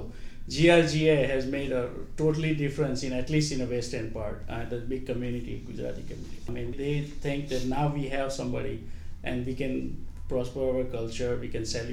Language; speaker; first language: English; non-native, local second language; Gujarati